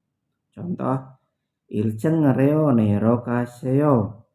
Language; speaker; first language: Korean; non-native, learner; Indonesian